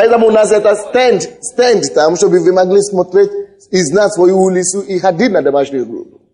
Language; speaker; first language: Russian; non-native, fluent; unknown